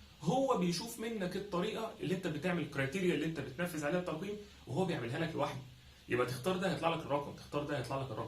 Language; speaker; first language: Arabic; native; Arabic